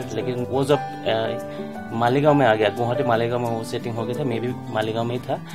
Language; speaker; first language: Hindi; non-native, local second language; Assamese